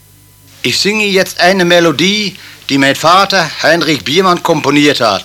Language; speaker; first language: German; native; German